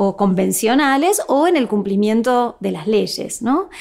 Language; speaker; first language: Spanish; native; Spanish